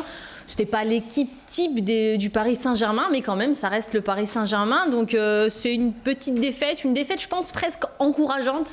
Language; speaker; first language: French; native; French